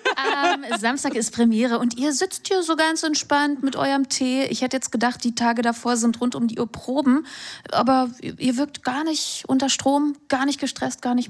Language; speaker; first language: German; native; German